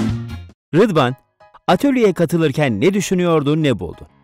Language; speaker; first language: Turkish; native; Turkish